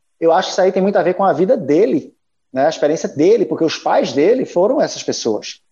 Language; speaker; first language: Portuguese; native; Portuguese